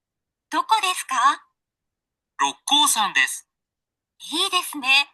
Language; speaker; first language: Japanese; non-native, learner; Sinhala